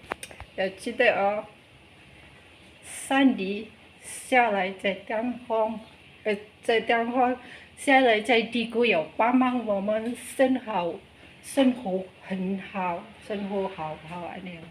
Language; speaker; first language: Chinese; non-native, learner; Indonesian